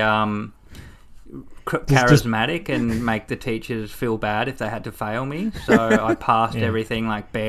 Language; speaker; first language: English; native; English